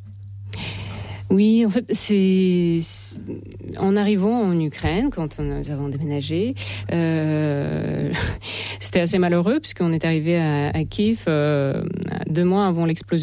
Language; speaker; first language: French; non-native, fluent; Russian